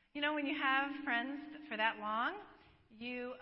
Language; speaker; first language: English; native; English